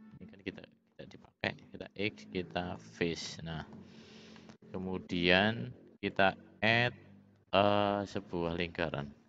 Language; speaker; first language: Indonesian; native; Indonesian